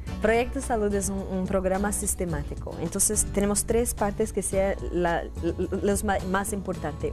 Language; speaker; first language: Spanish; non-native, fluent; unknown